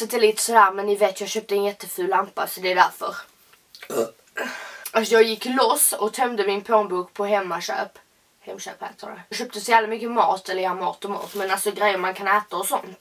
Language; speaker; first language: Swedish; native; Swedish